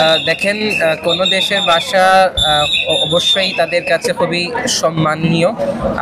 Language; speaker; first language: Bangla; non-native, fluent; Urdu